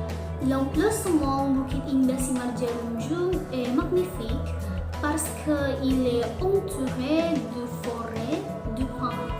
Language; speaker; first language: French; non-native, learner; Indonesian